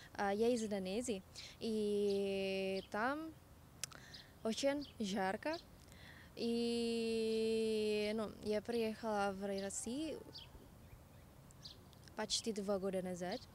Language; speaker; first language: Russian; non-native, learner; Indonesian